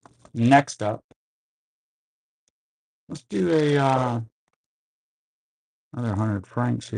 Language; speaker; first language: English; native; English